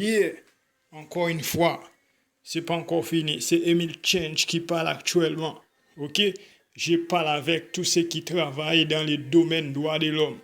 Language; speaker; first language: French; non-native, local second language; Haitian Creole